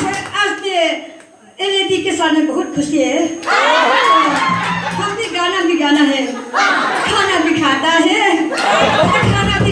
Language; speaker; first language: Hindi; non-native, local second language; Mizo